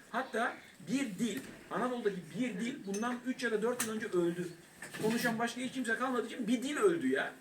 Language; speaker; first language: Turkish; native; Turkish